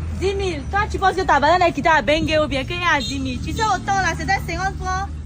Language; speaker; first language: French; non-native, local second language; Chinese